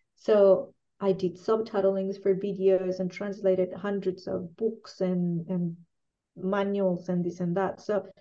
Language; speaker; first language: English; non-native, fluent; Spanish